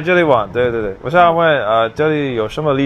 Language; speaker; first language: Chinese; non-native, learner; English